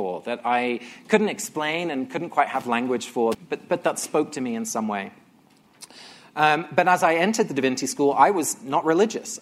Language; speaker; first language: English; native; English